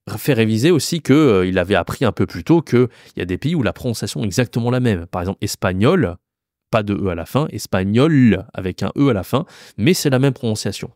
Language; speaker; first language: French; native; French